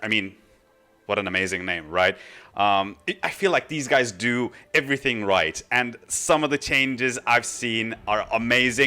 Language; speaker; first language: English; non-native, fluent; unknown